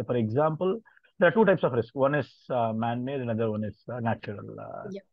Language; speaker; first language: English; non-native, local second language; Tamil